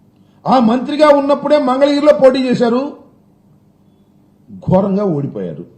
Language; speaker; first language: Telugu; native; Telugu